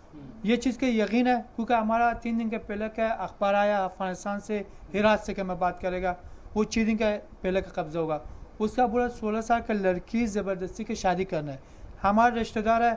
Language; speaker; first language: Hindi; non-native, learner; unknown